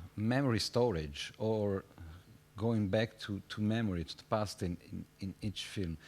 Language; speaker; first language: English; non-native, fluent; Italian